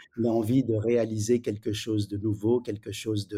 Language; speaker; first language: French; early bilingual, other home language; Wu Chinese